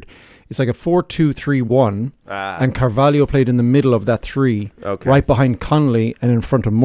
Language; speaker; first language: English; native; English